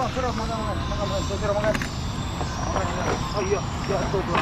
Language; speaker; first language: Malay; non-native, learner; Bangla